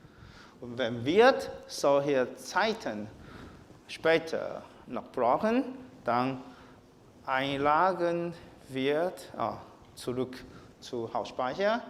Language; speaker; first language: German; non-native, learner; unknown